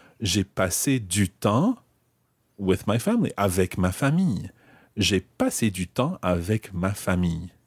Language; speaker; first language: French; non-native, fluent; English